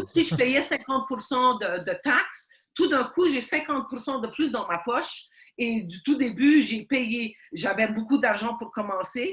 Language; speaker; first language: French; early bilingual, heritage; Ukrainian